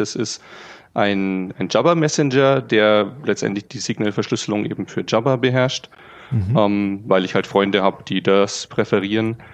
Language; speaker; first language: German; native; German